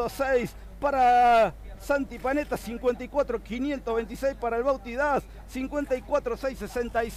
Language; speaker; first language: Spanish; native; Spanish